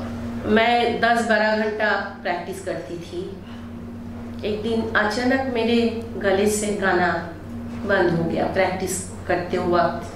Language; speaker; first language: Hindi; non-native, local second language; Bangla